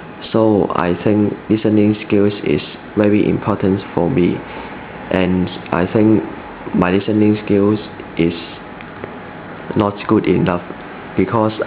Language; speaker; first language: English; non-native, learner; Cantonese